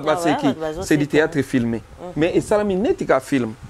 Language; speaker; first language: French; non-native, local second language; Lingala